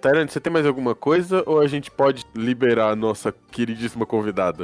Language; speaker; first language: Portuguese; native; Portuguese